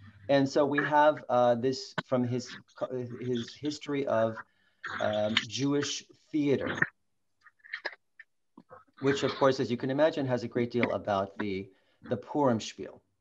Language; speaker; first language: English; native; English